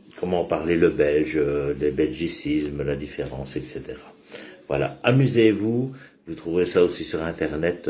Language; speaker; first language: French; native; French